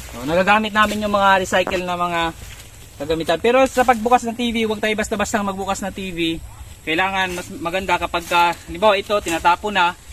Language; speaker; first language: Filipino; native; Filipino